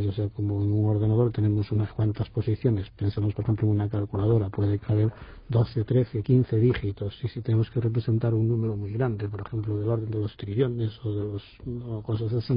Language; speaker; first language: Spanish; native; Spanish